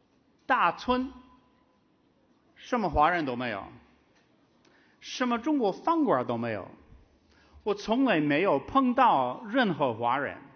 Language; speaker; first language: Chinese; non-native, fluent; English